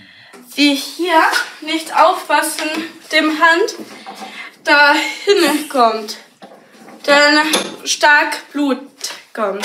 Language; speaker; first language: German; non-native, learner; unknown